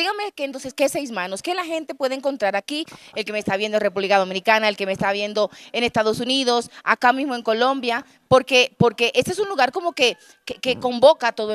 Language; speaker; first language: Spanish; native; Spanish